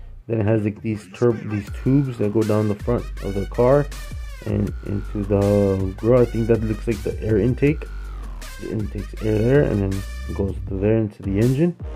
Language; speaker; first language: English; early bilingual, other home language; Spanish